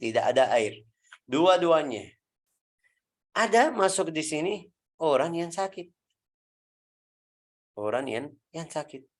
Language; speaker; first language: Indonesian; non-native, fluent; Arabic